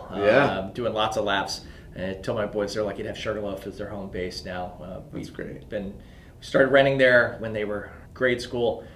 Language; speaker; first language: English; native; English